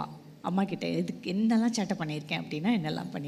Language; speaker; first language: Tamil; native; Tamil